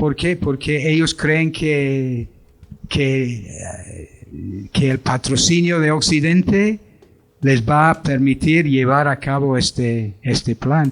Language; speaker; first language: Spanish; non-native, fluent; English